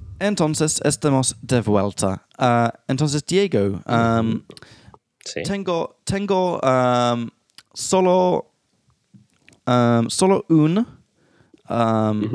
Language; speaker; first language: Spanish; non-native, learner; English